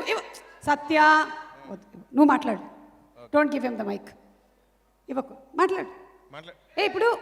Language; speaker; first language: Telugu; native; Telugu